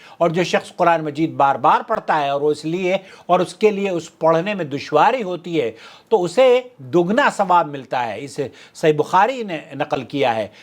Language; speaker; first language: Urdu; native; Urdu